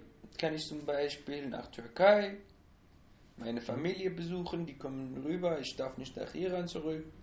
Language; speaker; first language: German; non-native, fluent; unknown